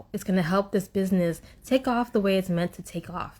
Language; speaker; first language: English; native; English